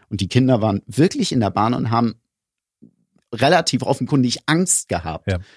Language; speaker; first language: German; early bilingual, other home language; Greek